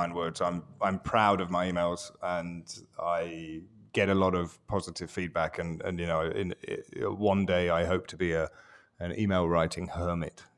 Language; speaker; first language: English; native; English